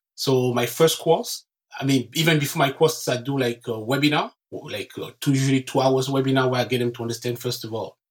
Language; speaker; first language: English; non-native, local second language; French